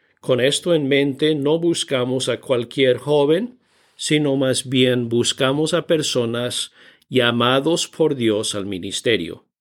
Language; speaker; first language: Spanish; non-native, fluent; English